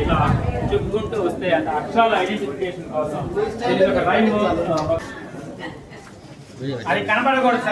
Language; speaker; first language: Telugu; native; Telugu